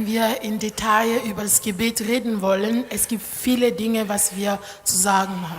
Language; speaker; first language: German; non-native, learner; Lingala